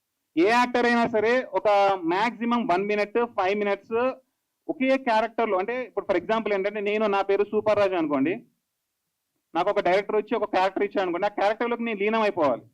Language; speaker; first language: Telugu; native; Telugu